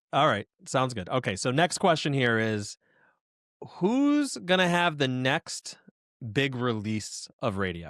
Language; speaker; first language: English; native; English